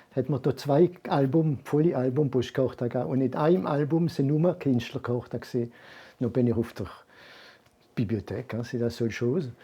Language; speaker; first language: German; non-native, local second language; Swiss German